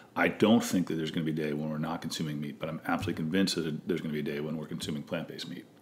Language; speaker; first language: English; native; English